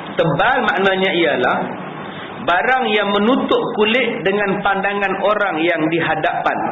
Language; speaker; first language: Malay; native; Malay